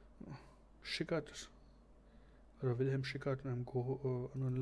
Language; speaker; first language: German; native; German